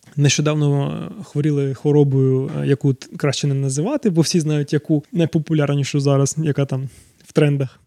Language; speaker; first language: Ukrainian; native; Ukrainian